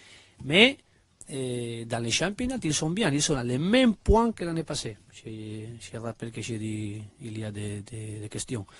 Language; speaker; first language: French; non-native, learner; Spanish